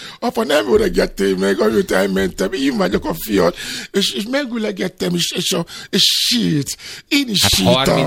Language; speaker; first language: Hungarian; non-native, fluent; Yoruba